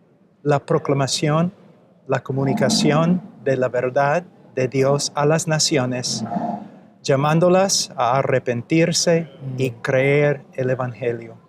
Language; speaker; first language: Spanish; non-native, fluent; English